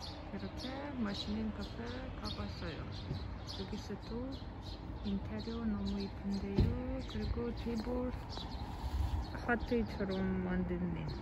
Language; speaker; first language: Korean; non-native, learner; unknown